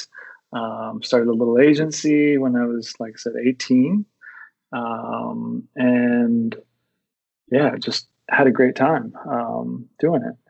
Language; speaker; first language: English; native; English